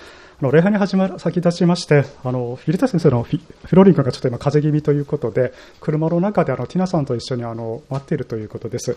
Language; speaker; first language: Japanese; native; Japanese